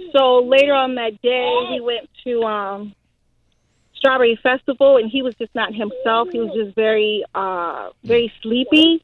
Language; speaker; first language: English; early bilingual, other home language; Haitian Creole